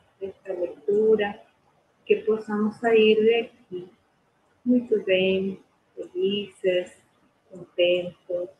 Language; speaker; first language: Portuguese; non-native, learner; Spanish